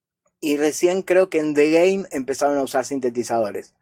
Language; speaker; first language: Spanish; native; Spanish